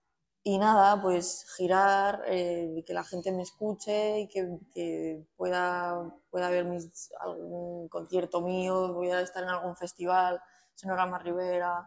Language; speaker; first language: Spanish; native; Spanish